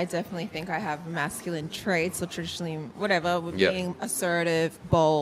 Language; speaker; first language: English; native; English